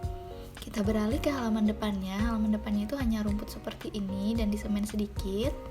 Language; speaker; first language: Indonesian; native; Indonesian